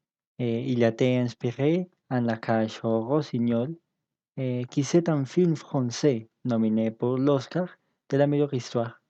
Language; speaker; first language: French; non-native, learner; Spanish